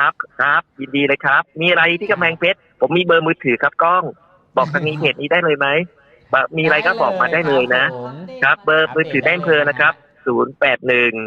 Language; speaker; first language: Thai; native; Thai